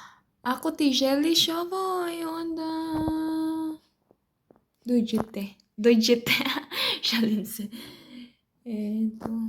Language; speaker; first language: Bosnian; non-native, learner; Filipino